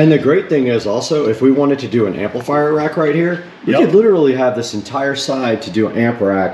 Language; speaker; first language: English; native; English